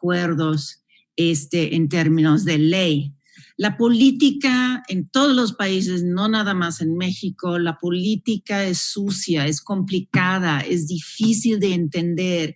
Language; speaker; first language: Spanish; non-native, fluent; English